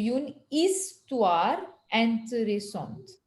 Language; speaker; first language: French; non-native, fluent; Hindi